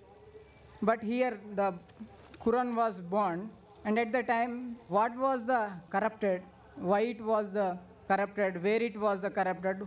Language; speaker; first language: English; non-native, local second language; Tamil